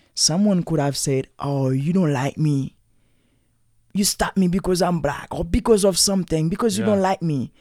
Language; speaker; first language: English; non-native, fluent; Haitian Creole